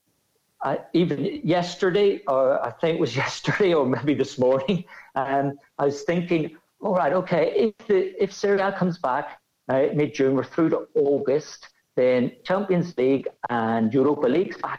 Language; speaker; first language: English; native; English